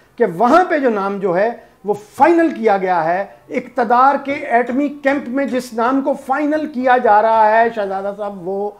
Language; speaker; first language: Urdu; non-native, local second language; Punjabi